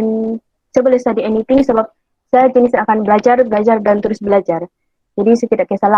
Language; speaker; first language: Malay; native; Malay